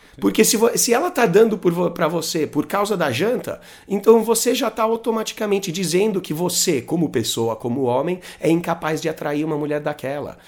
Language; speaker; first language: Portuguese; non-native, fluent; English